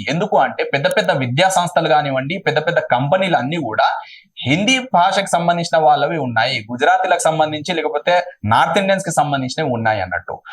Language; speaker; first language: Telugu; non-native, local second language; Urdu